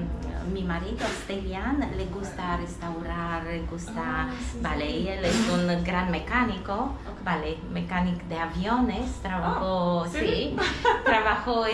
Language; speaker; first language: Spanish; non-native, fluent; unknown